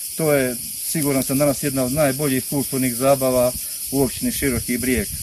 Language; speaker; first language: Bosnian; native; Bosnian